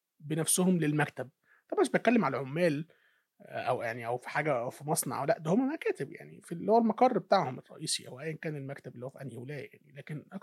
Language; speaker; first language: Arabic; native; Arabic